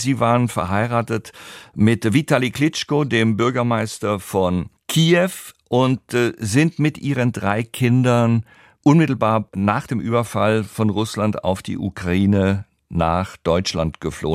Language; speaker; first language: German; native; German